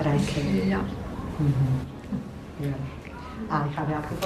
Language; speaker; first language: German; non-native, learner; Spanish